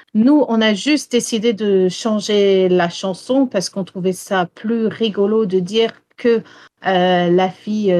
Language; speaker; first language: French; early bilingual, heritage; French